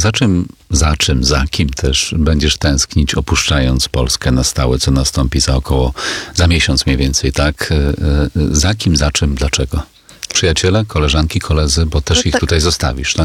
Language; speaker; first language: Polish; native; Polish